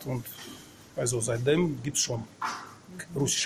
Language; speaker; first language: German; non-native, fluent; Russian